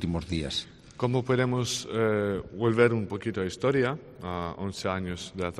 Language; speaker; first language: Spanish; non-native, learner; Ukrainian